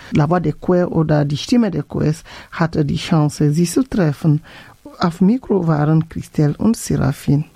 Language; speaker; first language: German; non-native, fluent; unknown